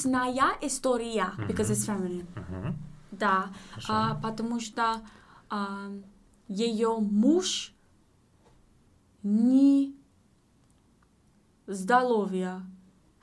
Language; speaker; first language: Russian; non-native, learner; English